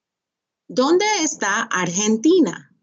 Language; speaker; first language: Spanish; non-native, fluent; English